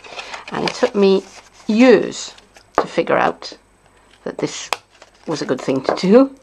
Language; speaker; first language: English; native; English